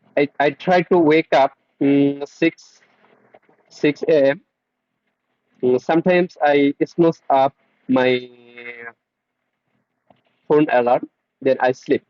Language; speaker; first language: English; non-native, learner; Bangla